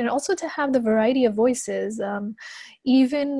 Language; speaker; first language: English; non-native, local second language; Urdu